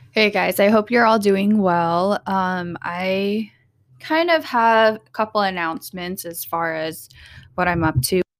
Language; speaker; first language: English; early bilingual, other home language; Vietnamese